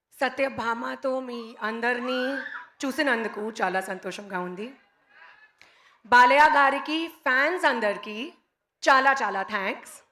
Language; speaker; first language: Telugu; non-native, local second language; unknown